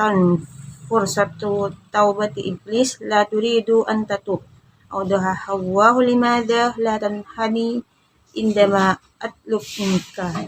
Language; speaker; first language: Arabic; non-native, learner; Indonesian